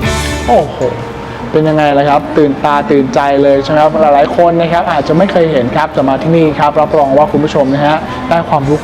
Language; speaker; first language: Thai; native; Thai